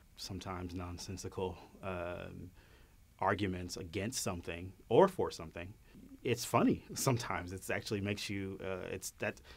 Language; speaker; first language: English; native; English